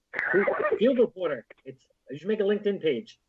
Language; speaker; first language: English; native; English